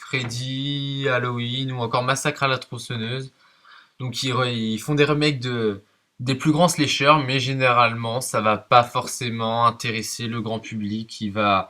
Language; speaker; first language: French; native; French